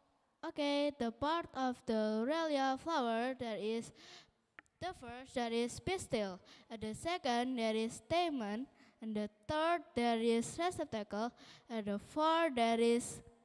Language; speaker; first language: English; non-native, learner; Indonesian